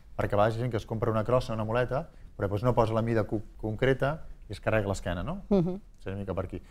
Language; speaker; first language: Catalan; native; Catalan